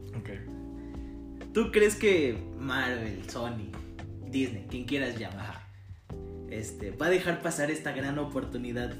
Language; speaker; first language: Spanish; native; Spanish